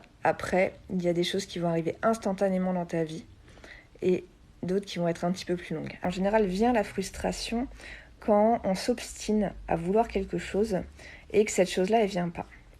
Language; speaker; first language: French; native; French